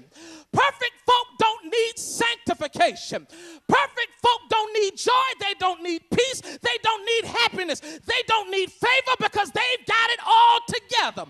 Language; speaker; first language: English; native; English